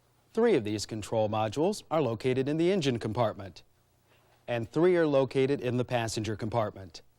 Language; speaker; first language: English; native; English